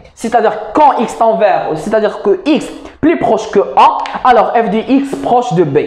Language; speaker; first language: French; non-native, local second language; Arabic